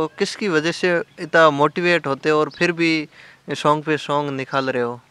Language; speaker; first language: Hindi; native; Hindi